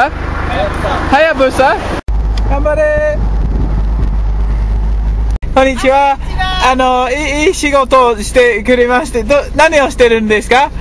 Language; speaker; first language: Japanese; non-native, learner; English